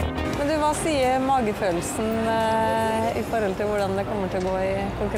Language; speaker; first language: Norwegian; native; Norwegian